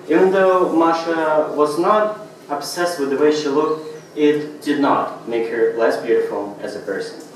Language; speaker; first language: English; non-native, fluent; Russian